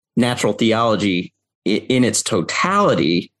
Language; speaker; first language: English; native; English